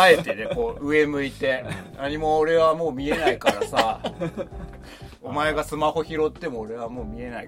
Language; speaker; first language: Japanese; native; Japanese